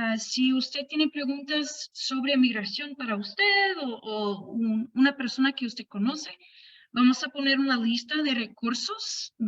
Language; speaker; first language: Spanish; non-native, fluent; English